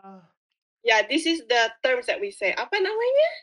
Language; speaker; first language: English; non-native, fluent; Indonesian